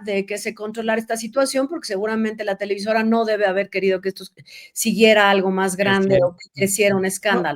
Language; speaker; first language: Spanish; native; Spanish